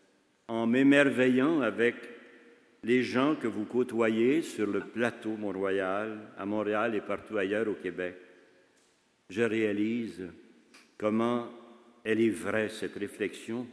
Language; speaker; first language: French; native; French